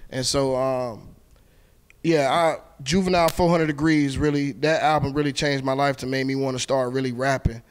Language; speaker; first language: English; native; English